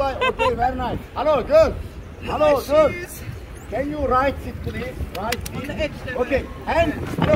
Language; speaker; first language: English; non-native, learner; Turkish